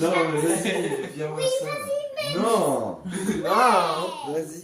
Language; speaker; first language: French; native; French